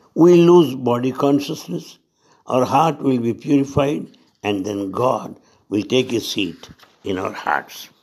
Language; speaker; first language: English; non-native, local second language; Telugu